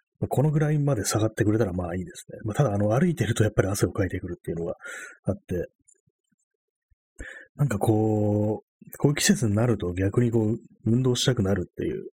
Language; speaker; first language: Japanese; native; Japanese